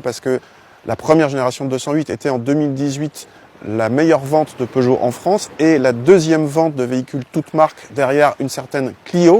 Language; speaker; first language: French; native; French